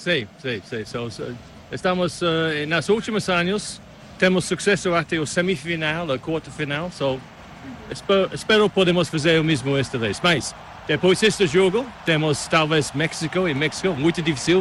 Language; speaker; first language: Portuguese; non-native, learner; English